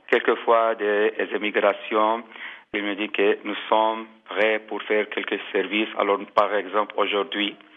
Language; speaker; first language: French; non-native, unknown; Armenian